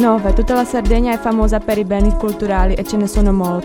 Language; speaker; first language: Italian; non-native, fluent; Czech